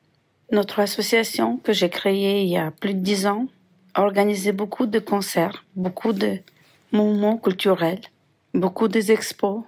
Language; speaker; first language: French; non-native, fluent; Ukrainian